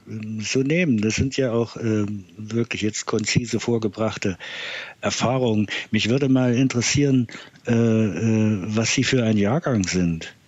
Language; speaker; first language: German; native; German